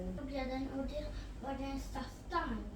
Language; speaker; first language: Swedish; early bilingual, other home language; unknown